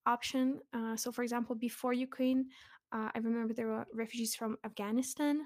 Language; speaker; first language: English; early bilingual, other home language; Russian